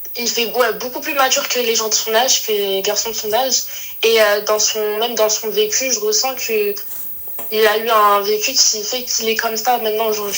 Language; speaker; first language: French; native; French